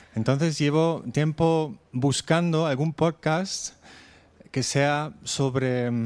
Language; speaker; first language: Spanish; non-native, fluent; German